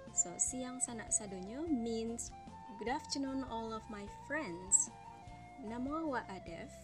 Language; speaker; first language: English; non-native, fluent; Indonesian